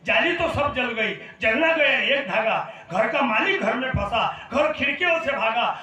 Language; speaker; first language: Hindi; non-native, local second language; Marathi